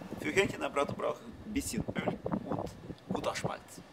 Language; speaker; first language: German; non-native, learner; Russian